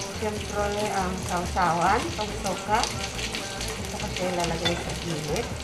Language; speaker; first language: Filipino; native; Filipino